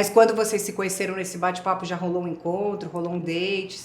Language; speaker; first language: Portuguese; native; Portuguese